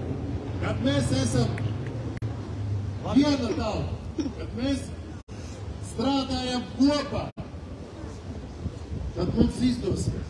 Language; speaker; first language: Latvian; non-native, local second language; Russian